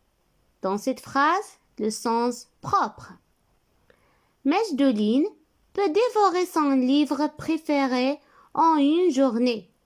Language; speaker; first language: French; non-native, local second language; Arabic